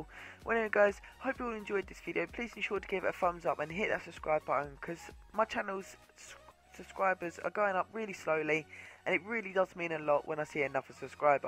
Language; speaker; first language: English; native; English